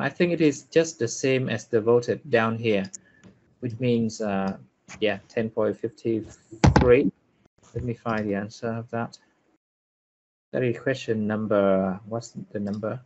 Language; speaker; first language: English; non-native, fluent; Vietnamese